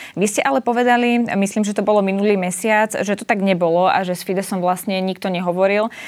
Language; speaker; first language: Slovak; native; Slovak